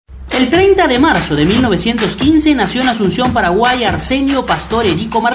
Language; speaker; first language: Spanish; native; Spanish